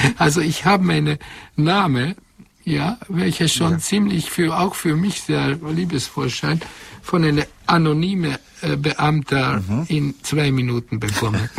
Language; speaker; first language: German; non-native, fluent; Hungarian